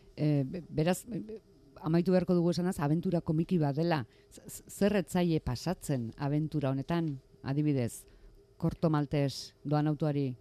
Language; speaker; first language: Basque; native; Basque